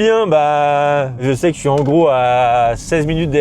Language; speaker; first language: French; native; French